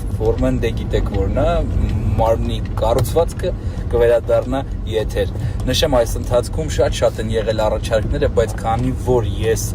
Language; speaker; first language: Armenian; native; Armenian